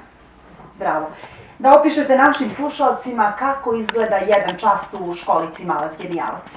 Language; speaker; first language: Croatian; native; Croatian